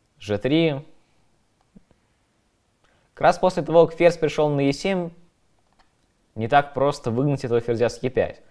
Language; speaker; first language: Russian; native; Russian